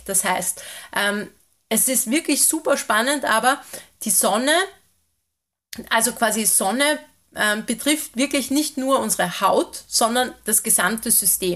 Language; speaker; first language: German; native; German